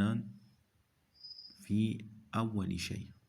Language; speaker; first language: Arabic; non-native, fluent; French